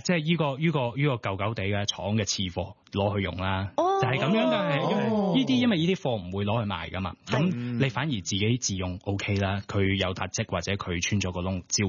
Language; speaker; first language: Cantonese; native; Cantonese